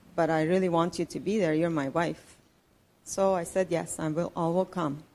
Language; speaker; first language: English; non-native, fluent; Persian